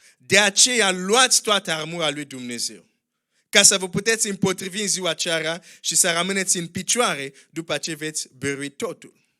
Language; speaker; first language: Romanian; non-native, fluent; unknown